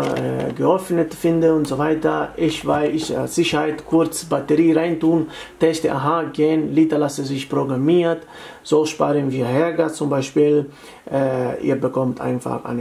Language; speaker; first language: German; non-native, fluent; Italian